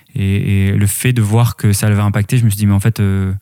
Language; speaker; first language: French; native; French